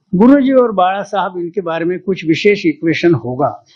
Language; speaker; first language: Hindi; non-native, local second language; Marathi